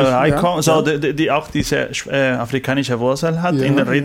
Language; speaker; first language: German; non-native, learner; Spanish